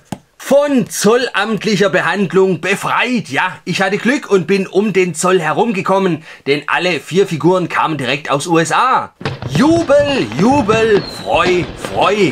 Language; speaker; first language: German; native; German